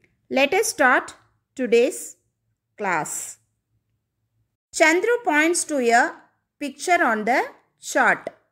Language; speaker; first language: English; non-native, local second language; Tamil